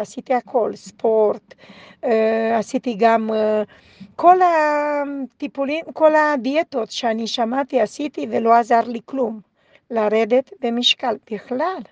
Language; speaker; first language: Hebrew; non-native, fluent; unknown